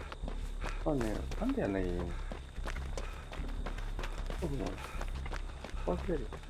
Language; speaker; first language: Japanese; native; Japanese